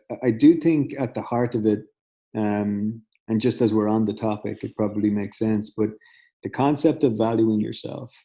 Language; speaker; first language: English; native; English